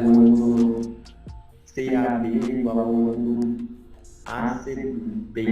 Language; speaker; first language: Portuguese; native; Portuguese